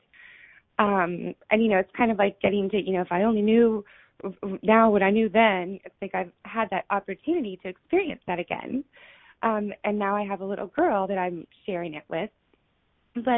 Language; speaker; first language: English; native; English